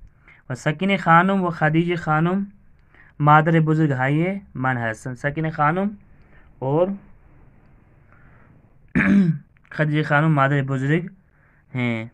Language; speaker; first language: Persian; non-native, learner; Urdu